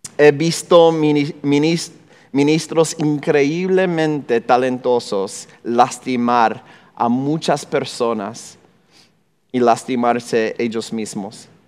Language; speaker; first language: Spanish; non-native, fluent; English